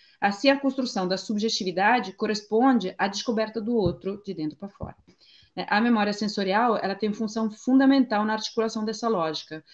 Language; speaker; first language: Portuguese; non-native, fluent; Italian